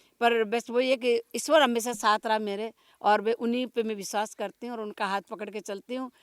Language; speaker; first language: Hindi; non-native, local second language; Rajasthani